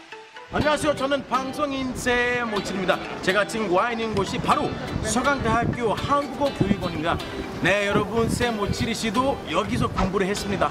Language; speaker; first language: Korean; non-native, fluent; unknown